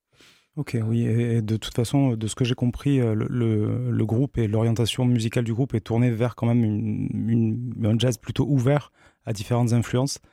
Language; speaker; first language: French; native; French